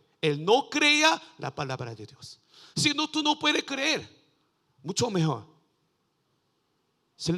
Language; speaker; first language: Spanish; non-native, learner; Korean